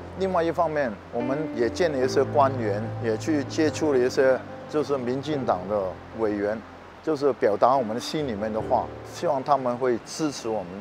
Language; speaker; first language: Chinese; non-native, local second language; Cantonese